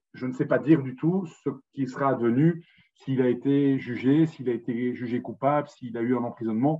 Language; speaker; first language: French; native; French